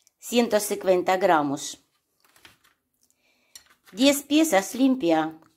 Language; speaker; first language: Spanish; non-native, learner; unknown